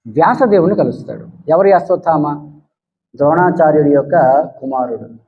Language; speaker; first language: Telugu; native; Telugu